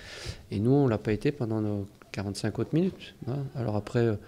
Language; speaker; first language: French; native; French